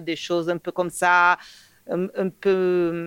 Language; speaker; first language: French; non-native, fluent; Italian